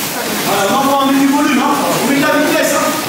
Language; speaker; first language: French; native; French